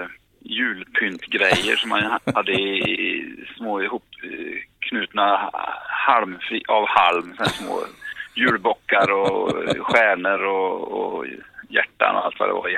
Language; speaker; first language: Swedish; native; Swedish